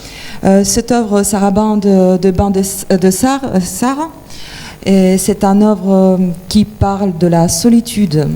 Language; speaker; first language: French; non-native, fluent; Ukrainian